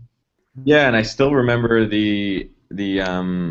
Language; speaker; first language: English; native; English